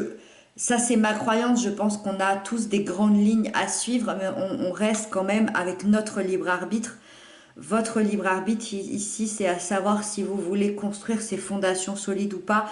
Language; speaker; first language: French; native; French